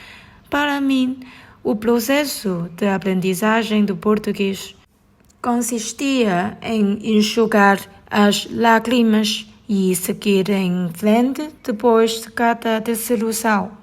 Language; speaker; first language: Portuguese; non-native, learner; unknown